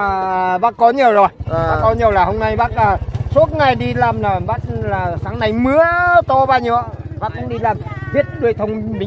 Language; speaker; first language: Vietnamese; non-native, local second language; Hmong